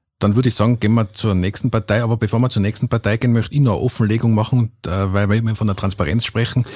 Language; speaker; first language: German; native; German